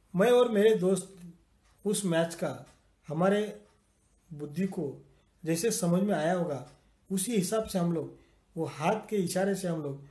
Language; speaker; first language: Hindi; non-native, local second language; Marathi